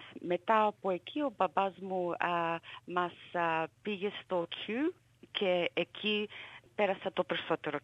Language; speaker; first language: Greek; early bilingual, heritage; Greek